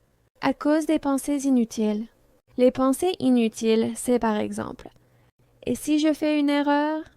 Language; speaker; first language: French; non-native, fluent; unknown